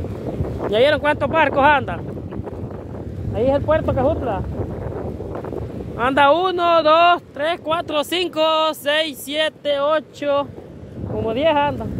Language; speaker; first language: Spanish; native; Spanish